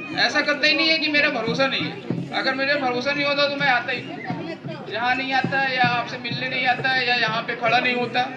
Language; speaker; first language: Hindi; native; Hindi